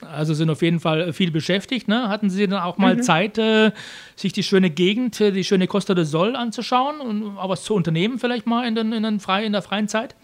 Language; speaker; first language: German; native; German